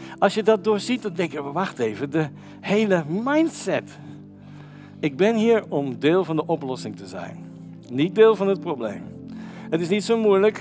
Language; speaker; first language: Dutch; native; Dutch